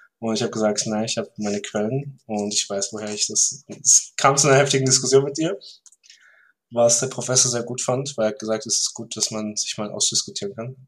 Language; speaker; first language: German; early bilingual, other home language; Turkish